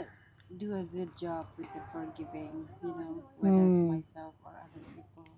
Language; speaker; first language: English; non-native, fluent; Indonesian